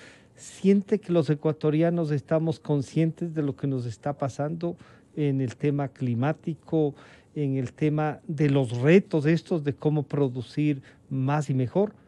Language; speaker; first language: Spanish; native; Spanish